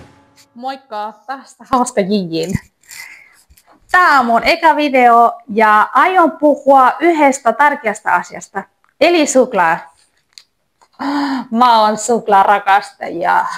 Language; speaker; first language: Finnish; non-native, learner; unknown